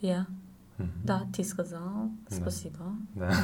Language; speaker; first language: Russian; non-native, learner; English